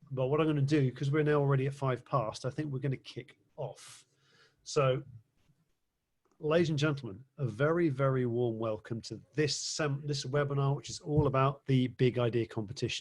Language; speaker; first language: English; native; English